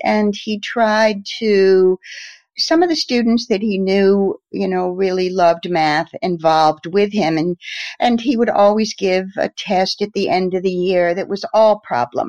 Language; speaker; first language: English; native; English